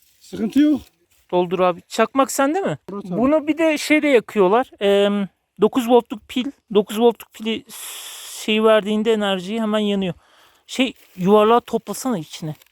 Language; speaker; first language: Turkish; native; Turkish